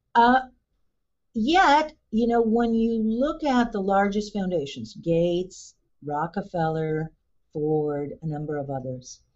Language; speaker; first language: English; early bilingual, other home language; Spanish